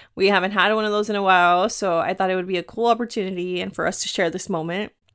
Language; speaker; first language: English; early bilingual, other home language; Spanish